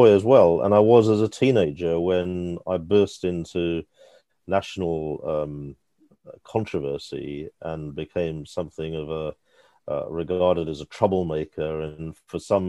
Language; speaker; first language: English; native; English